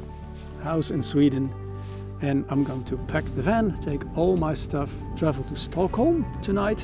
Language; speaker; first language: English; non-native, fluent; Dutch